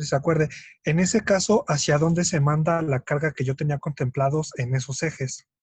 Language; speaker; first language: Spanish; native; Spanish